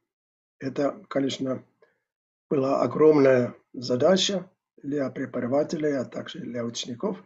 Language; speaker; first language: Russian; non-native, fluent; Finnish